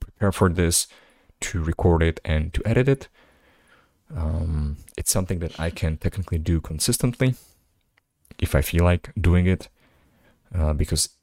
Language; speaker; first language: English; non-native, fluent; Slovak